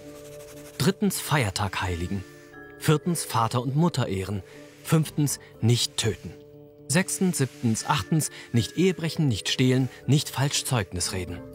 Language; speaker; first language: German; native; German